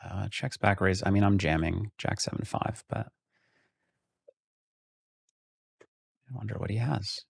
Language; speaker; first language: English; native; English